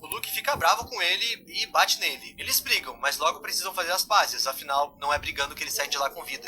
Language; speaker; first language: Portuguese; native; Portuguese